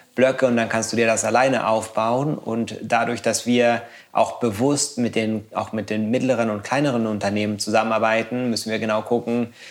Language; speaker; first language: German; non-native, fluent; Spanish